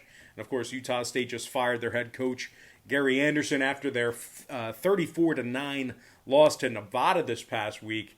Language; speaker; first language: English; native; English